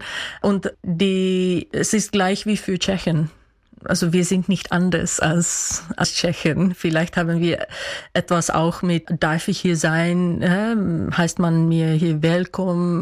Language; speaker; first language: German; non-native, fluent; Dutch